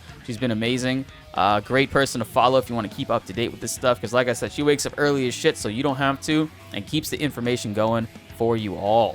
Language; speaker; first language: English; native; English